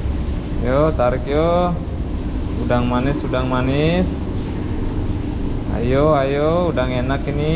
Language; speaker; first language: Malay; non-native, local second language; Javanese